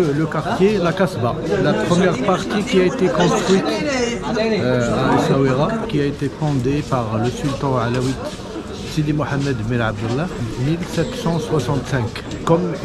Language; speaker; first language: French; non-native, local second language; Arabic